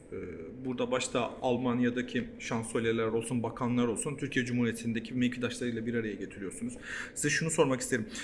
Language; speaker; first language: Turkish; early bilingual, heritage; Turkish